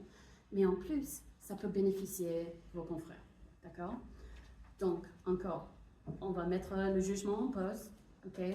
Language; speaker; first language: French; non-native, fluent; English